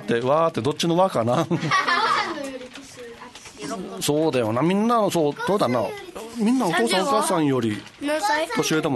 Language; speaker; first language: Japanese; native; Japanese